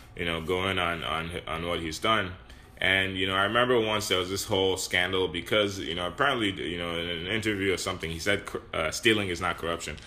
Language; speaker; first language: English; non-native, local second language; Yoruba